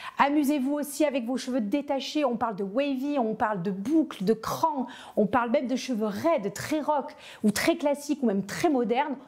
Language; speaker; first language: French; native; French